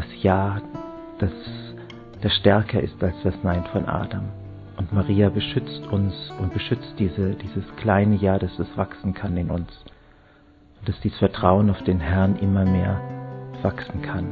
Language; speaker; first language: English; non-native, fluent; German